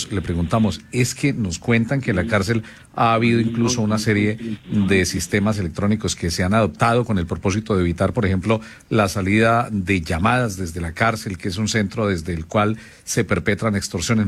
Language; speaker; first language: Spanish; native; Spanish